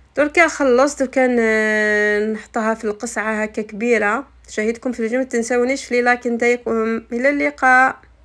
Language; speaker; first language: Arabic; native; Arabic